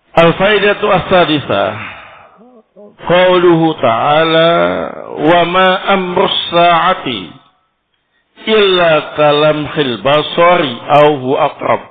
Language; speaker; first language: Arabic; non-native, fluent; Indonesian